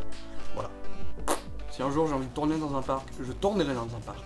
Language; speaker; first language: French; native; French